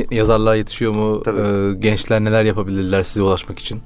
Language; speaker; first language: Turkish; native; Turkish